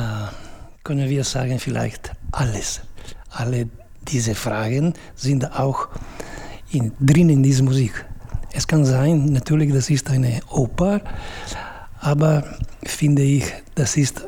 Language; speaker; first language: German; non-native, fluent; Italian